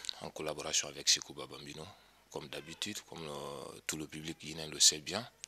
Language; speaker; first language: French; non-native, local second language; Mandingo